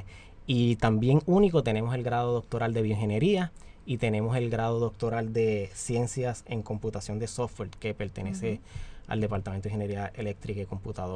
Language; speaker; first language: Spanish; native; Spanish